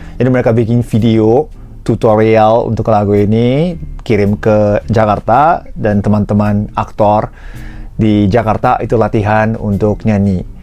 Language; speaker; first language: Indonesian; non-native, fluent; Japanese